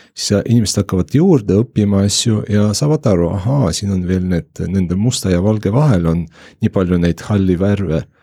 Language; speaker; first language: Estonian; non-native, local second language; Russian